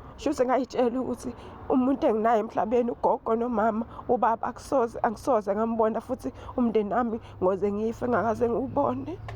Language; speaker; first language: Zulu; native; Zulu